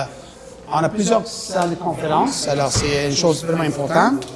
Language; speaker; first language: French; non-native, local second language; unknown